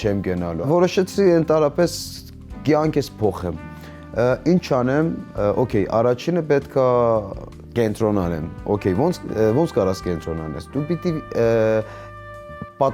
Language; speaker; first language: Armenian; non-native, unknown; Persian